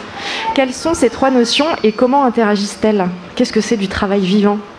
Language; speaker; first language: French; native; French